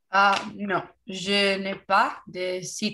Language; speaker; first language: French; non-native, learner; English